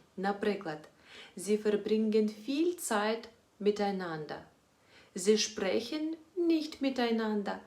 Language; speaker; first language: German; non-native, fluent; Ukrainian